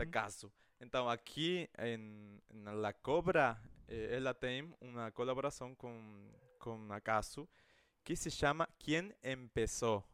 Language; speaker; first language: Portuguese; non-native, fluent; Spanish